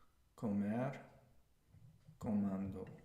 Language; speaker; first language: Spanish; non-native, learner; English